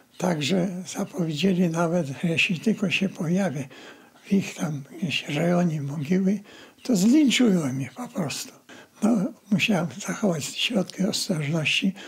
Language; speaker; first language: Polish; native; Polish